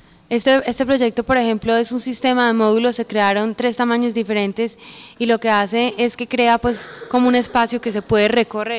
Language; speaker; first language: Spanish; native; Spanish